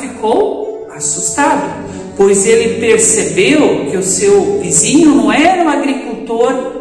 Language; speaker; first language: Portuguese; native; Portuguese